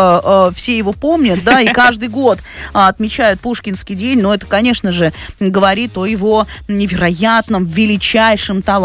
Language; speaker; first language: Russian; native; Russian